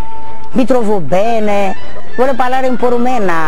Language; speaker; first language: Italian; non-native, learner; Romanian